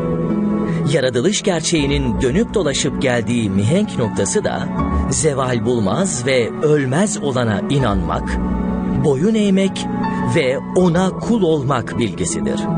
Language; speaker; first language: Turkish; native; Turkish